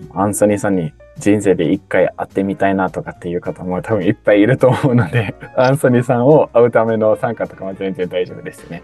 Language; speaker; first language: Japanese; native; Japanese